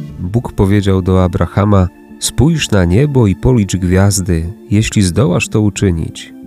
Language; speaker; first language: Polish; native; Polish